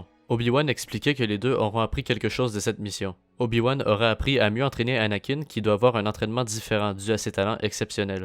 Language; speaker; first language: French; native; French